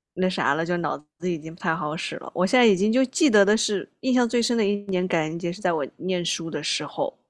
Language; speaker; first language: Chinese; native; Chinese